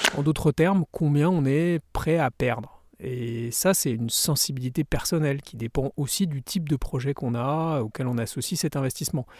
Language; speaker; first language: French; native; French